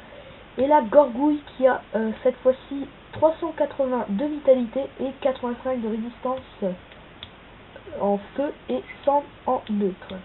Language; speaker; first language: French; native; French